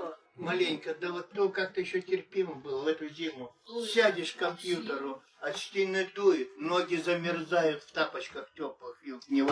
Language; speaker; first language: Russian; native; Russian